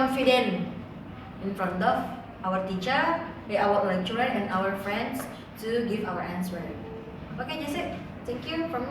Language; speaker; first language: English; non-native, learner; Indonesian